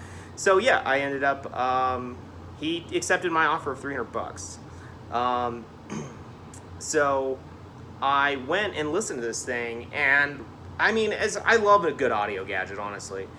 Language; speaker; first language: English; native; English